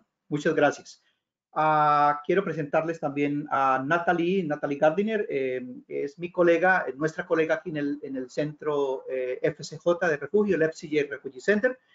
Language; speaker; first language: Spanish; native; Spanish